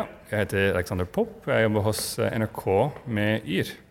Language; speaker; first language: Norwegian; non-native, fluent; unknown